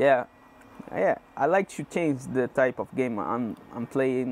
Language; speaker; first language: English; non-native, learner; Portuguese